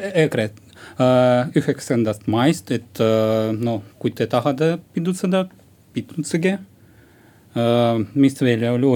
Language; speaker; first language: Estonian; non-native, local second language; Russian